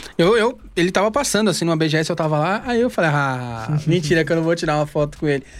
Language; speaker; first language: Portuguese; native; Portuguese